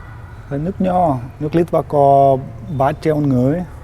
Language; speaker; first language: Vietnamese; non-native, learner; Lithuanian